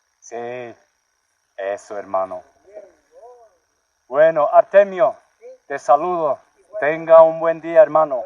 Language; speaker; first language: Spanish; non-native, learner; English